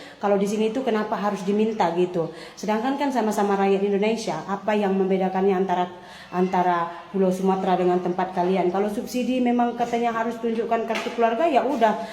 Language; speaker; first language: Indonesian; native; Indonesian